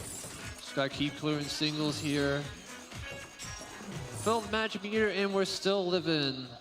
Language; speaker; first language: English; native; English